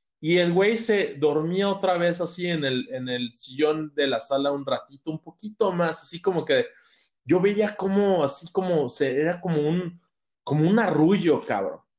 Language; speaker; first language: Spanish; native; Spanish